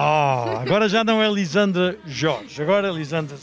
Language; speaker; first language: Portuguese; native; Portuguese